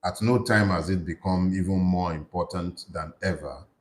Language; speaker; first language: English; non-native, local second language; Yoruba